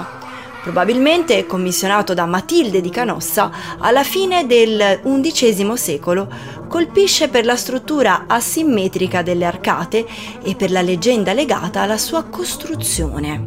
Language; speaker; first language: Italian; native; Italian